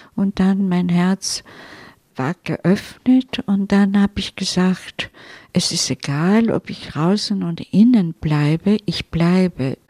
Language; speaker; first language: German; non-native, fluent; Italian